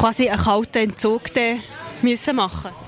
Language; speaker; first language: German; native; German